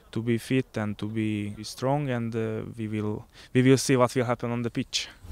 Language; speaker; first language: English; non-native, fluent; Hungarian